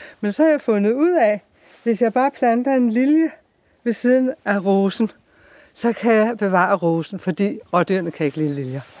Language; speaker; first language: Danish; native; Danish